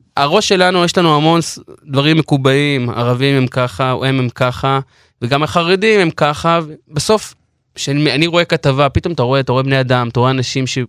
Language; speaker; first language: Hebrew; non-native, local second language; Yiddish